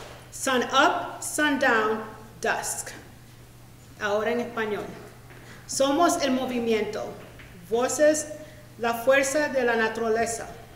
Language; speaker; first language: Spanish; early bilingual, heritage; Spanish